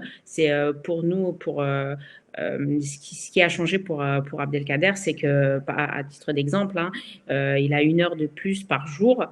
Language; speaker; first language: French; native; French